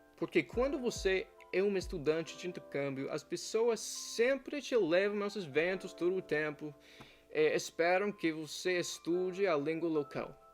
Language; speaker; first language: Portuguese; non-native, fluent; English